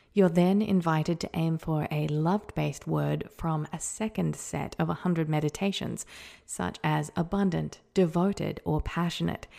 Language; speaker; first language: English; native; English